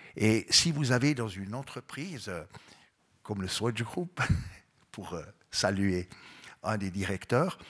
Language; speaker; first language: French; native; French